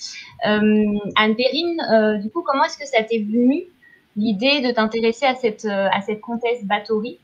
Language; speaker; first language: French; native; French